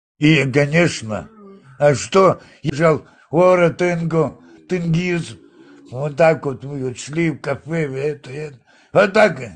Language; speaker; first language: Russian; non-native, local second language; Abkhazian